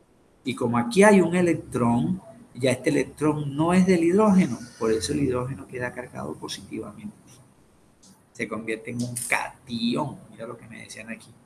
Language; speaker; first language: Spanish; native; Spanish